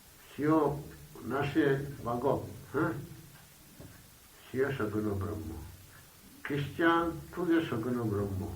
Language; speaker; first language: Russian; non-native, learner; Bangla